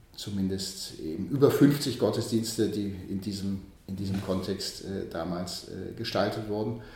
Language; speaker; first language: German; native; German